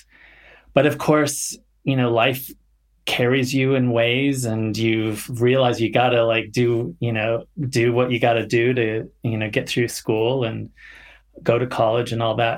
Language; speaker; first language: English; native; English